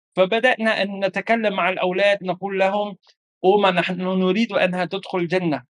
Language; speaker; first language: Arabic; non-native, fluent; German